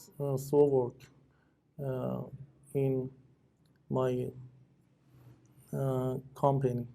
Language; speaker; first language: English; non-native, learner; Persian